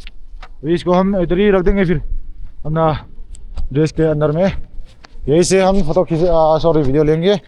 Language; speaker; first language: Hindi; non-native, local second language; Mizo